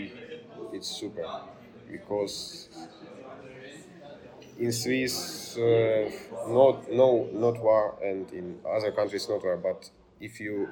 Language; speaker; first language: English; non-native, learner; Ukrainian